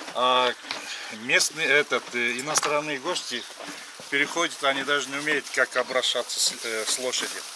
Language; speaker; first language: Russian; non-native, local second language; Kyrgyz